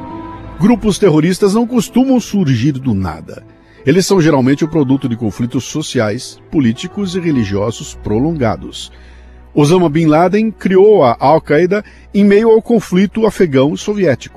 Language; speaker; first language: Portuguese; native; Portuguese